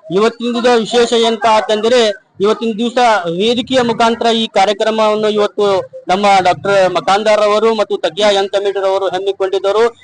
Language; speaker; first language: Kannada; native; Kannada